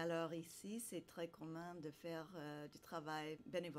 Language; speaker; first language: French; non-native, fluent; English